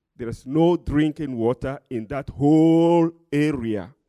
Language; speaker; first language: English; non-native, fluent; Ewe